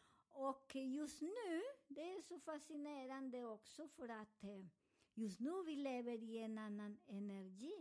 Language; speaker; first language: Swedish; non-native, learner; Spanish